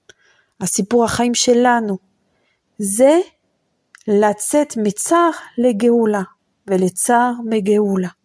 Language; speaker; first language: Hebrew; non-native, fluent; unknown